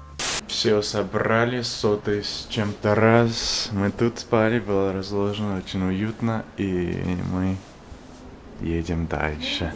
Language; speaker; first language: Russian; non-native, fluent; English